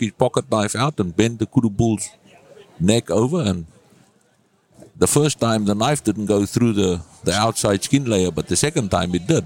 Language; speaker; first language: English; non-native, local second language; Afrikaans